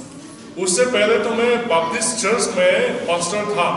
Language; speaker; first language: Hindi; non-native, local second language; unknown